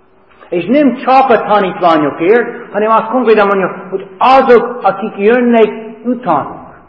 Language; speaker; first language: Hungarian; non-native, fluent; English